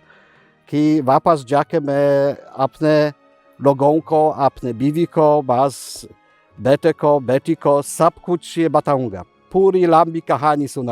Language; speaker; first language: Hindi; non-native, fluent; Polish